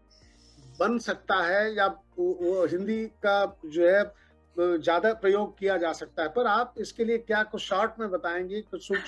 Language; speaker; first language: Hindi; native; Hindi